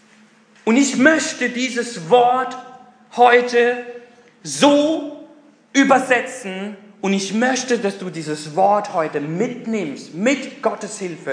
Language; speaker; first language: German; non-native, fluent; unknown